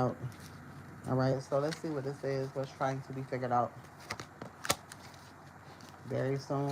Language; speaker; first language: English; native; English